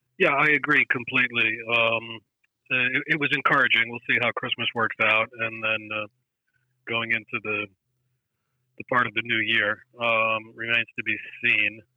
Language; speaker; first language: English; native; English